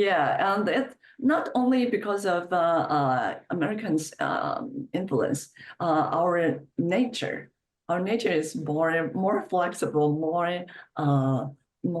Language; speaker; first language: English; non-native, fluent; Chinese